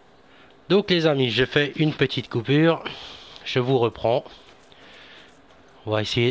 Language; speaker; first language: French; native; French